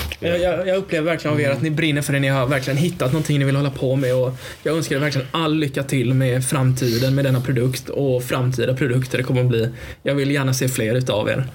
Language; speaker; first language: Swedish; native; Swedish